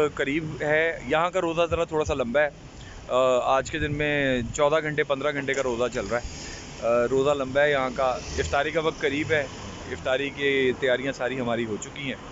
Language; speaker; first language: Urdu; native; Urdu